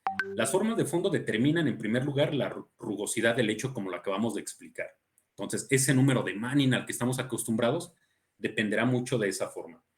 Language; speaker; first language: Spanish; native; Spanish